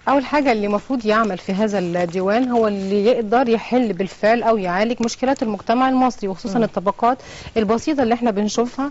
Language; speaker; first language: Arabic; native; Arabic